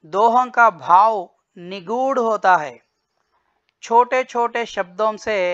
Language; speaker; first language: Hindi; non-native, local second language; Telugu